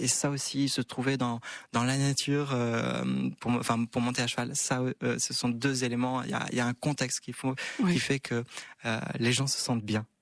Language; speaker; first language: French; native; French